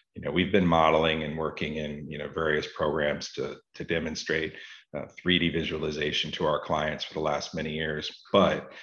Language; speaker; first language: English; native; English